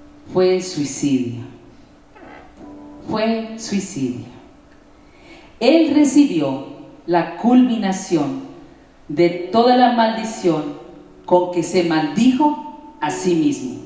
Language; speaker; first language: Spanish; native; Spanish